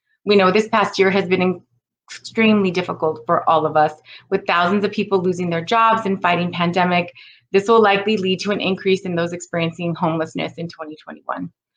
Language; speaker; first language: English; native; English